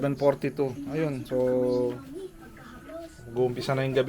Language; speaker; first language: Filipino; native; Filipino